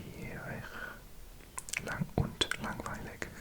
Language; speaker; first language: German; non-native, learner; English